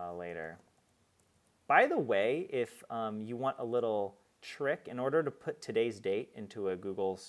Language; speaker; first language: English; native; English